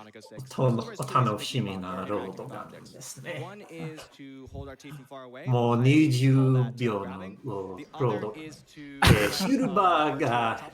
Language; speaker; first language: Japanese; non-native, learner; English